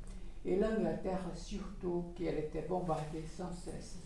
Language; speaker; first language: French; non-native, fluent; Portuguese